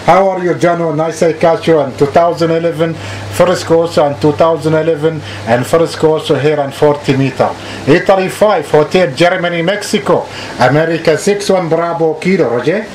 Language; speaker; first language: English; non-native, learner; Arabic